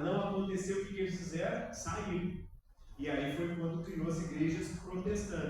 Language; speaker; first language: Portuguese; native; Portuguese